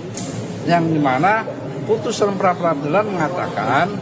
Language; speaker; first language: Indonesian; native; Indonesian